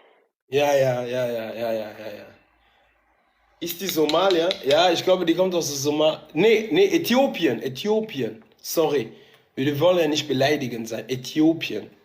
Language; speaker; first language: German; native; German